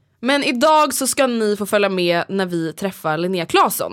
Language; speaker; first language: Swedish; native; Swedish